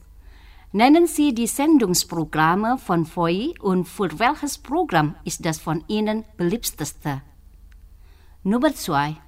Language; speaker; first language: German; non-native, fluent; Indonesian